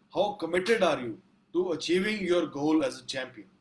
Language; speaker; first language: English; non-native, local second language; Punjabi